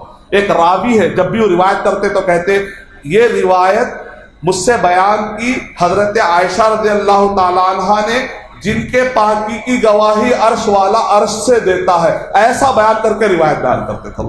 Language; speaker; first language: Urdu; native; Urdu